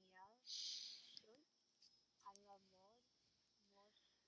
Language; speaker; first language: French; non-native, learner; English